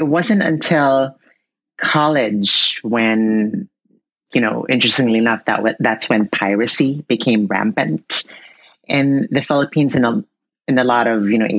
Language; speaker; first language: English; non-native, local second language; Cebuano